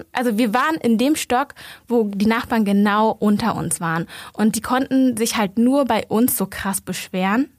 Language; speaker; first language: German; early bilingual, other home language; Vietnamese